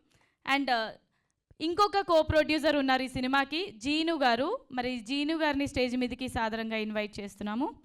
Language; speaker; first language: Telugu; native; Telugu